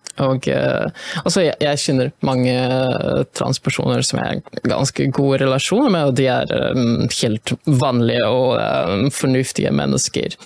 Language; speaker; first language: Norwegian; non-native, fluent; Polish